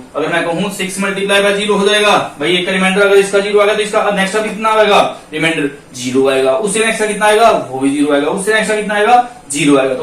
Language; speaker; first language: Hindi; native; Hindi